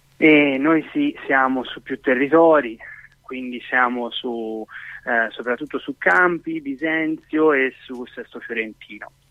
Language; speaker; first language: Italian; native; Italian